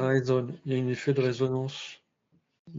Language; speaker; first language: French; native; French